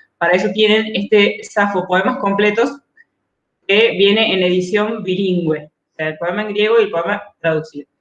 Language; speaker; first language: Spanish; native; Spanish